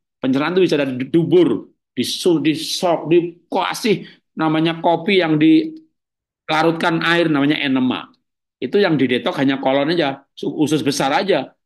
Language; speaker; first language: Indonesian; native; Indonesian